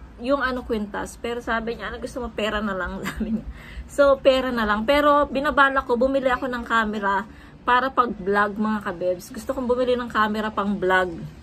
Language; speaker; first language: Filipino; native; Filipino